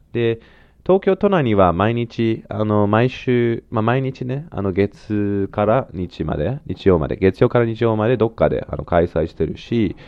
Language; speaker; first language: Japanese; non-native, fluent; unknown